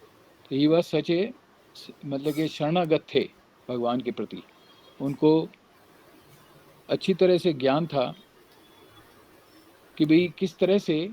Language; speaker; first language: Hindi; native; Hindi